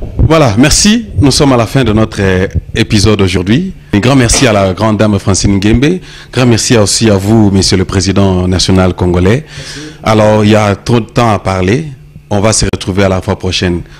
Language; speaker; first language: French; non-native, local second language; Lingala